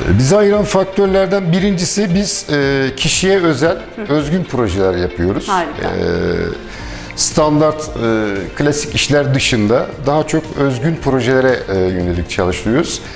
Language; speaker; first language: Turkish; native; Turkish